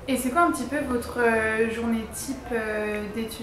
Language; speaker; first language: French; native; French